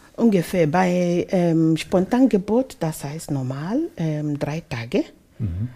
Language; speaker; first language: German; non-native, fluent; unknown